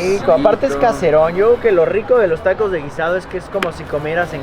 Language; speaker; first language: Spanish; native; Spanish